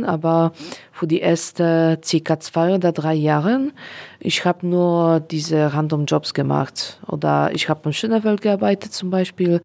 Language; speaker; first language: German; non-native, learner; Polish